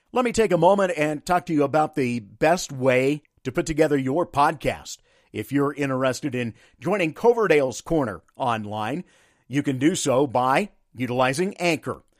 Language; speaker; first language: English; native; English